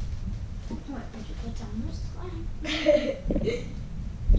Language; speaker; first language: French; native; French